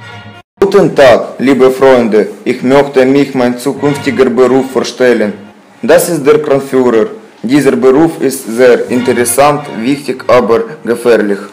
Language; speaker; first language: German; non-native, learner; Russian